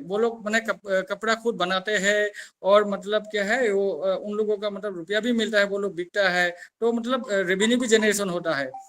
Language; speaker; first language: Hindi; non-native, local second language; Assamese